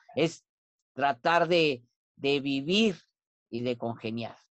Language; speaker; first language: Spanish; non-native, local second language; Nahuatl languages